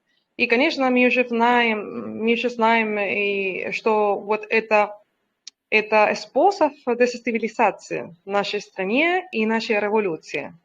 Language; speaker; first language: Russian; non-native, learner; Spanish